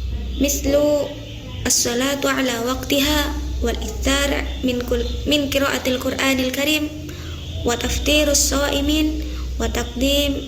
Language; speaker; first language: Arabic; non-native, learner; Indonesian